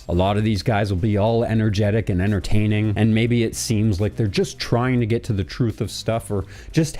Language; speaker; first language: English; native; English